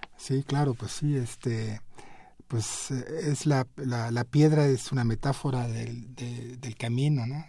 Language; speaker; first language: Spanish; non-native, fluent; French